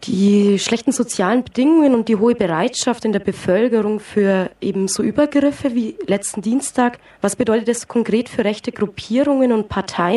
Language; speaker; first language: German; native; German